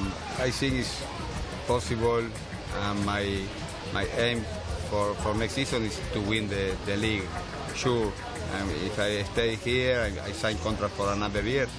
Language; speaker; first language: English; non-native, learner; Spanish